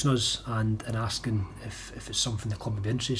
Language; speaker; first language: English; native; English